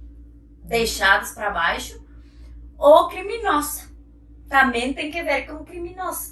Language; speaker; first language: Portuguese; non-native, fluent; Spanish